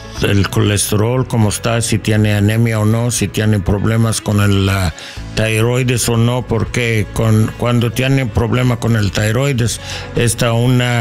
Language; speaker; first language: Spanish; non-native, learner; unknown